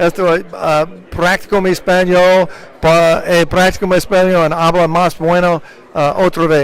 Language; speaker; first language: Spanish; non-native, learner; English